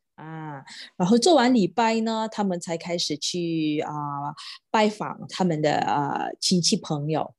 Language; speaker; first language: Chinese; non-native, local second language; Malay